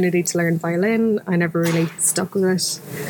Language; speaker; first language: English; native; English